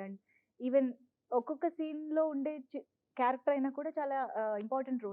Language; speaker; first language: Telugu; native; Telugu